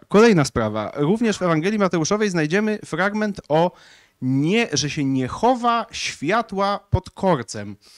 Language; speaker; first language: Polish; native; Polish